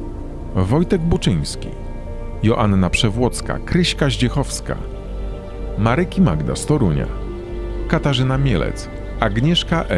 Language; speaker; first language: Polish; native; Polish